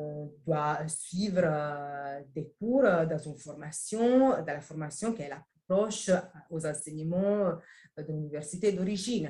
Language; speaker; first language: French; non-native, fluent; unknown